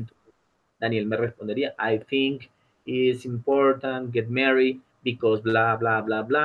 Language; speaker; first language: English; non-native, learner; Spanish